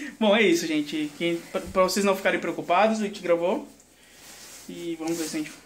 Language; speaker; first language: Portuguese; native; Portuguese